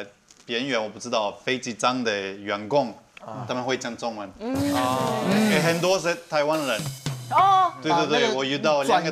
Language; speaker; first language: Chinese; non-native, fluent; Spanish